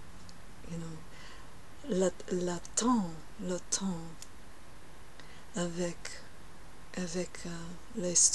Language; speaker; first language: French; non-native, learner; English